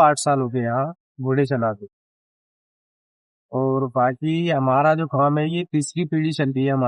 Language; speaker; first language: Hindi; native; Hindi